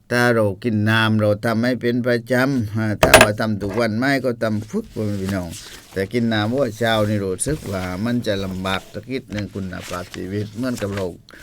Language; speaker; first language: Thai; native; Thai